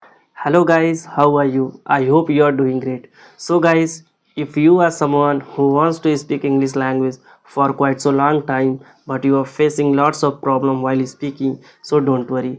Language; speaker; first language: English; non-native, local second language; Hindi